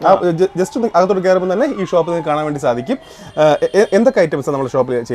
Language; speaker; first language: Malayalam; native; Malayalam